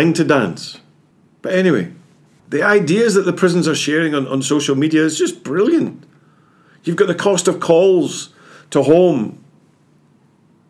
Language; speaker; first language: English; native; English